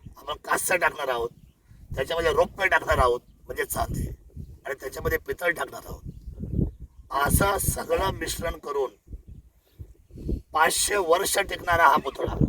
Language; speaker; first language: Marathi; native; Marathi